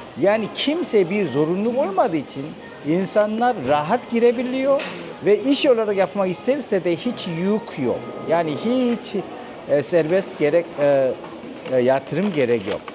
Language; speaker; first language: Turkish; non-native, fluent; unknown